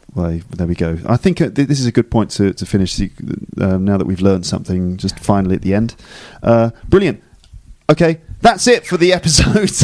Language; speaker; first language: English; native; English